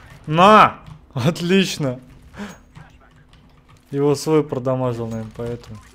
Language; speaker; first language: Russian; native; Russian